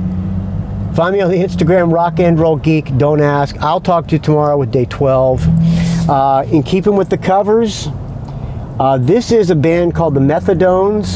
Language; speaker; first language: English; native; English